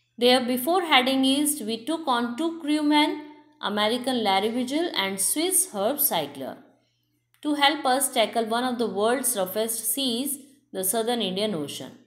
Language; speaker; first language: English; non-native, local second language; Hindi